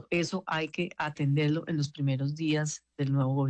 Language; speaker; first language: Spanish; native; Spanish